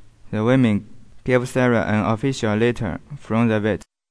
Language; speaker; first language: English; non-native, learner; Chinese